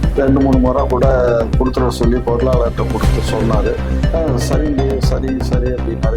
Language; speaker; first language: Tamil; non-native, local second language; Telugu